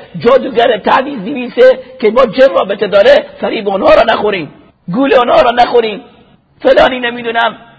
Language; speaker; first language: Persian; native; Persian